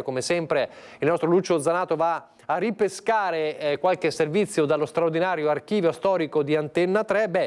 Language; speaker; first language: Italian; native; Italian